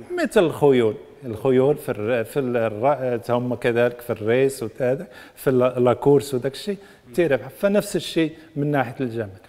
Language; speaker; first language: Arabic; native; Arabic